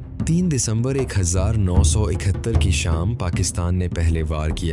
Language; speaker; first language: Hindi; native; Hindi